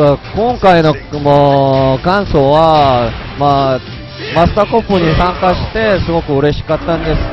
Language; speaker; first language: Japanese; non-native, fluent; Korean